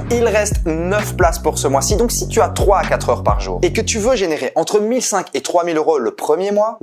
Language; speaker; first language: French; native; French